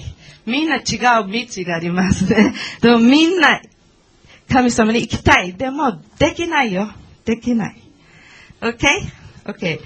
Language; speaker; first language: Japanese; non-native, learner; English